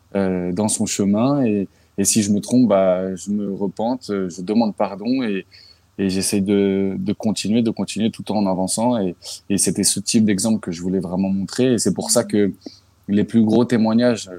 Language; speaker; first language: French; native; French